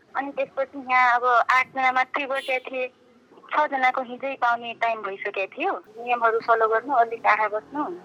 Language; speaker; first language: Nepali; native; Nepali